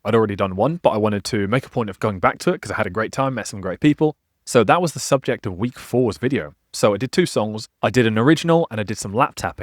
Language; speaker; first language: English; native; English